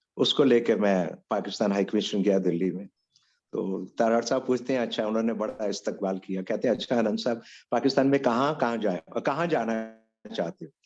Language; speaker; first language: Hindi; non-native, local second language; Punjabi